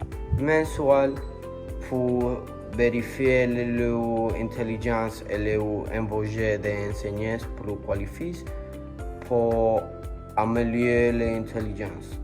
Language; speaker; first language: French; non-native, learner; Spanish